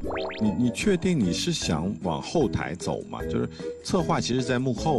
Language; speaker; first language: Chinese; native; Chinese